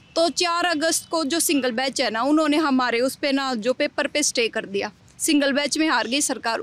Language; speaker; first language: Hindi; native; Hindi